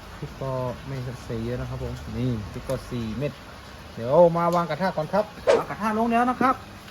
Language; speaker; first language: Thai; non-native, local second language; Shan